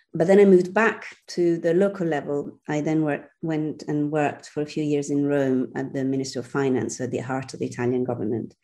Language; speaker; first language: English; non-native, fluent; Italian